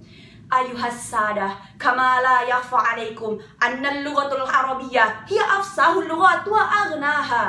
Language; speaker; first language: Arabic; non-native, learner; Indonesian